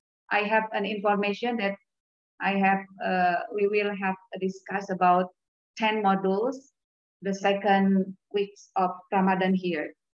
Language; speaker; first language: English; non-native, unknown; Indonesian